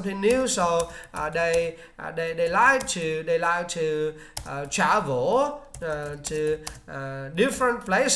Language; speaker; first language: English; non-native, learner; Vietnamese